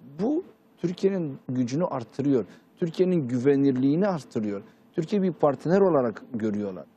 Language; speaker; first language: Turkish; early bilingual, heritage; Turkish